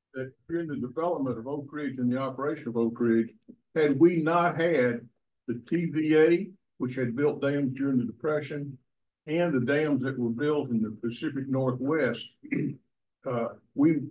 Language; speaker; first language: English; native; English